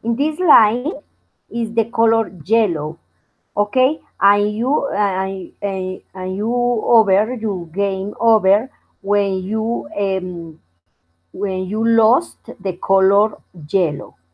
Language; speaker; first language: English; non-native, learner; Spanish